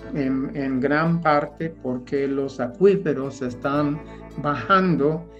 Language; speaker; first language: Spanish; non-native, fluent; English